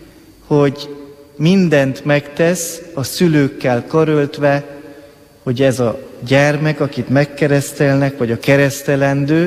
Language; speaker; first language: Hungarian; native; Hungarian